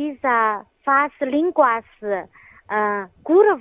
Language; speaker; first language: Portuguese; non-native, fluent; Chinese